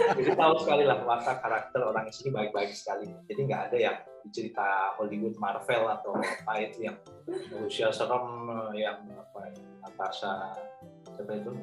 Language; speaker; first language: Indonesian; native; Indonesian